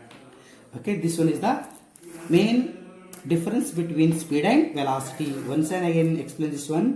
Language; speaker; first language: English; non-native, local second language; Kannada